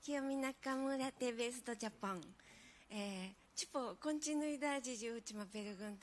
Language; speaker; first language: Portuguese; non-native, fluent; Japanese